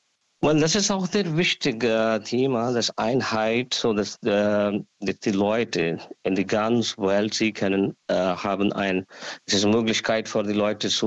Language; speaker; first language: German; non-native, learner; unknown